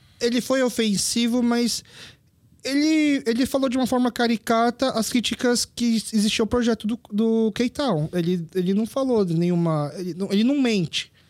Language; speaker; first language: Portuguese; early bilingual, other home language; Korean